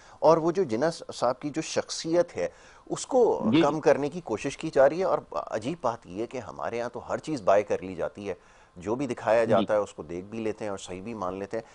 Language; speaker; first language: Urdu; native; Urdu